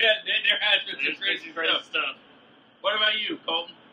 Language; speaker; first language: English; native; English